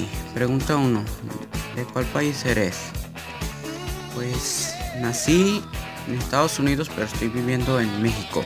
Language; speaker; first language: Spanish; early bilingual, other home language; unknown